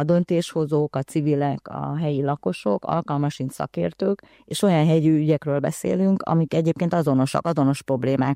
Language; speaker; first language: Hungarian; native; Hungarian